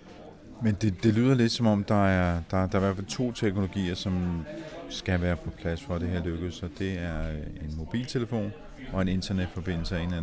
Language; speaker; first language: Danish; native; Danish